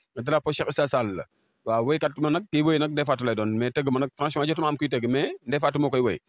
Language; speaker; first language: French; non-native, local second language; Wolof